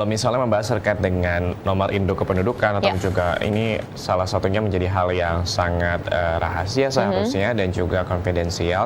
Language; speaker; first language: Indonesian; native; Indonesian